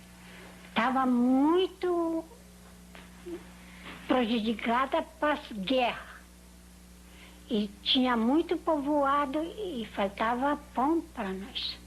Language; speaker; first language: Portuguese; non-native, learner; Polish